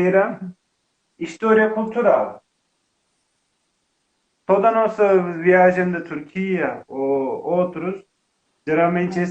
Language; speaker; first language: Portuguese; non-native, learner; Turkish